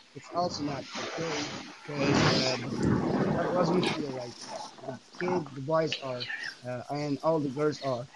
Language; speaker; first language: English; non-native, fluent; Persian